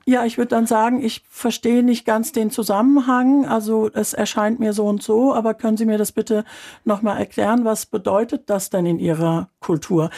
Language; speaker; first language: German; early bilingual, other home language; Turkish